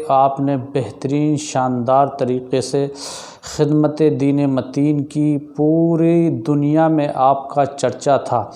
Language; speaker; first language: Urdu; native; Urdu